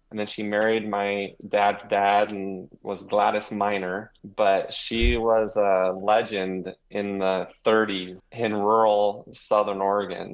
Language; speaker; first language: English; native; English